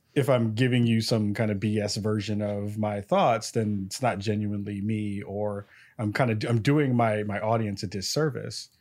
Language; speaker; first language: English; native; English